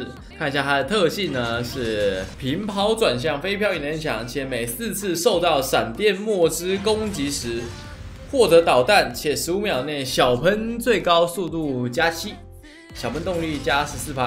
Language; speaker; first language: Chinese; native; Chinese